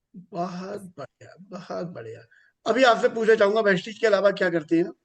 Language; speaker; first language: Hindi; native; Hindi